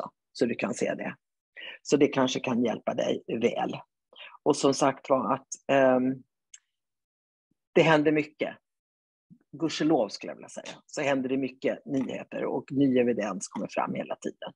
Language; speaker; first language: Swedish; native; Swedish